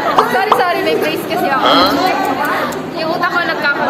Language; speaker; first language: Filipino; native; Filipino